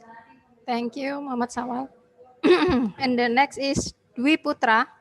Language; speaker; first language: English; non-native, learner; Indonesian